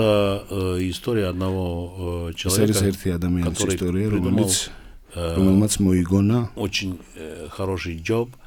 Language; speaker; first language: Russian; non-native, fluent; Romanian